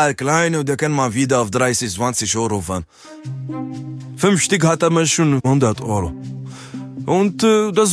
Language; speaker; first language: German; non-native, fluent; French